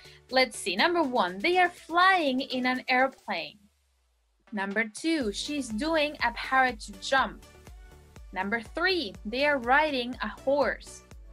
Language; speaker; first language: English; non-native, fluent; Spanish